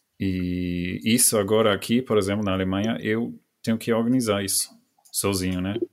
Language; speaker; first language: Portuguese; non-native, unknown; German